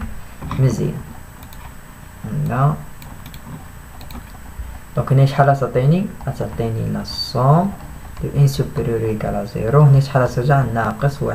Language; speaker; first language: Arabic; native; Arabic